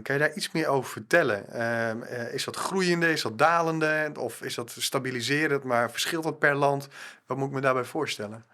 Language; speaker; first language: Dutch; native; Dutch